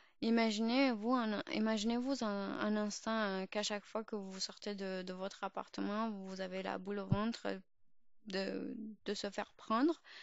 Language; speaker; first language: French; early bilingual, other home language; Urdu